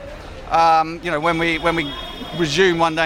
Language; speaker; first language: English; native; English